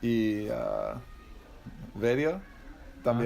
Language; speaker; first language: Spanish; non-native, learner; English